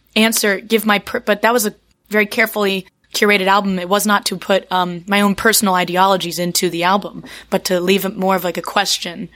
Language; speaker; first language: English; native; English